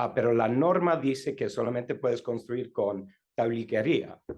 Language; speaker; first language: Spanish; non-native, learner; English